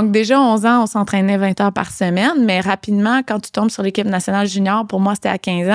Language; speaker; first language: French; native; French